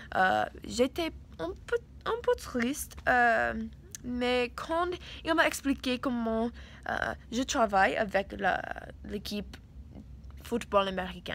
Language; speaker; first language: French; non-native, learner; English